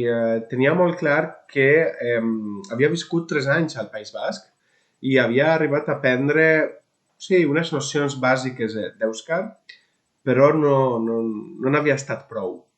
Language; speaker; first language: Catalan; non-native, local second language; Spanish